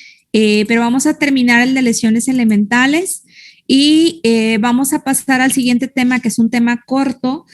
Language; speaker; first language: Spanish; native; Spanish